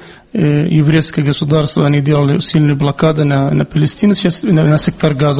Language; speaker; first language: Russian; non-native, fluent; Arabic